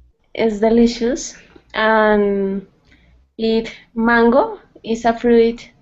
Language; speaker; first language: English; non-native, learner; Spanish